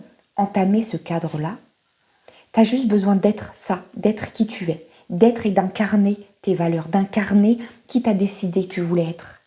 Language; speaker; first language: French; native; French